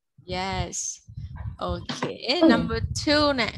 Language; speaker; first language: English; non-native, fluent; Vietnamese